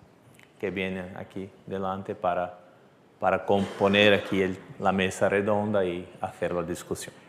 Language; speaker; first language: Spanish; non-native, fluent; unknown